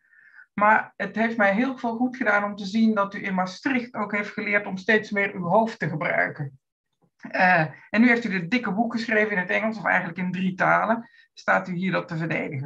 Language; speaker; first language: Dutch; native; Dutch